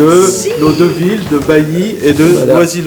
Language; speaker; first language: French; native; French